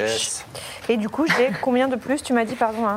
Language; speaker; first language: French; native; French